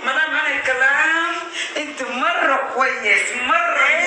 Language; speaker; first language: Arabic; non-native, learner; Hausa